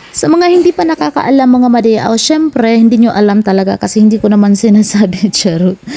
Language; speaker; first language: Filipino; non-native, local second language; Cebuano